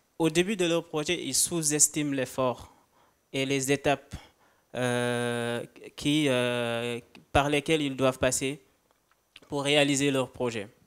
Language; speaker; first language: French; non-native, local second language; Wolof